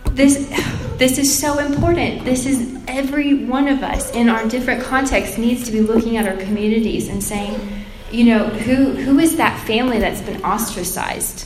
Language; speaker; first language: English; native; English